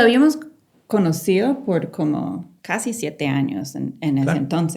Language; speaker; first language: Spanish; non-native, fluent; English